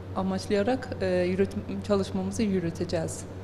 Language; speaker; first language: Turkish; non-native, fluent; Persian